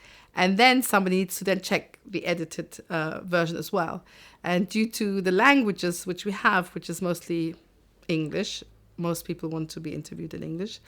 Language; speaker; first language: English; non-native, fluent; German